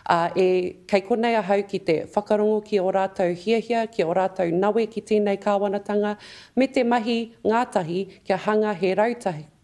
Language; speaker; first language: Māori; non-native, local second language; English